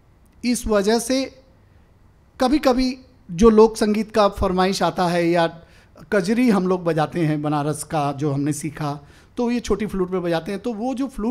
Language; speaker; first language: Hindi; native; Hindi